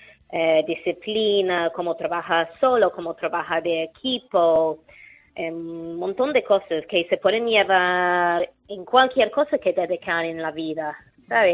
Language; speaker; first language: Spanish; non-native, fluent; English